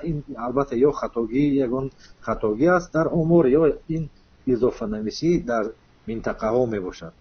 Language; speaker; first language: Tajik; native; Tajik